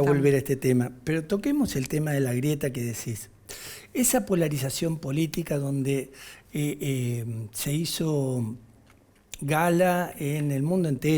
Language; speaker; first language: Spanish; native; Spanish